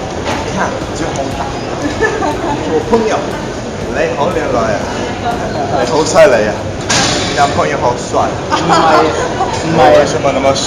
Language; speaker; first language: Chinese; non-native, learner; Italian